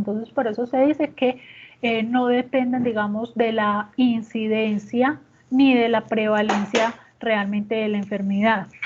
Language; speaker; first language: Spanish; native; Spanish